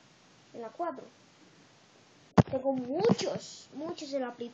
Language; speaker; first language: Spanish; native; Spanish